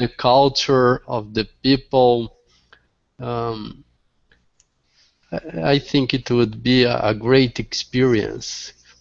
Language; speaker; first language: English; non-native, learner; Portuguese